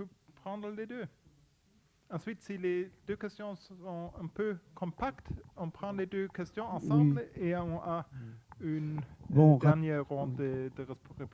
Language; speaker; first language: French; non-native, fluent; Spanish